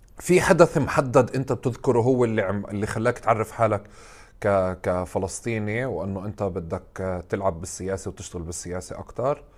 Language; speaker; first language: Arabic; native; Arabic